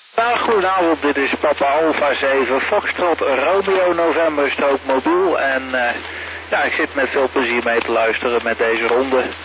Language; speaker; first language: Dutch; native; Dutch